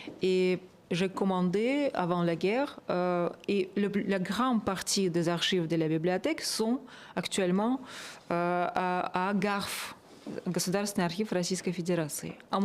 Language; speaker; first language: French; non-native, fluent; Russian